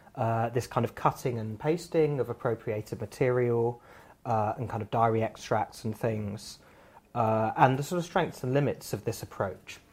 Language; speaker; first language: English; native; English